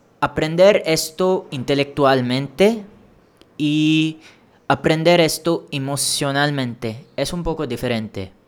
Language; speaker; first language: Spanish; non-native, fluent; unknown